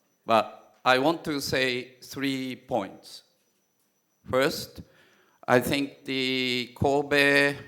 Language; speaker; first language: English; non-native, fluent; Japanese